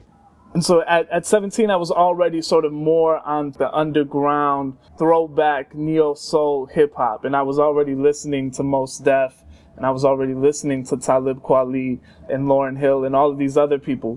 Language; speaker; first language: English; early bilingual, other home language; Spanish